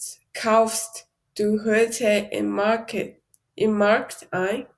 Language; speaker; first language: German; non-native, learner; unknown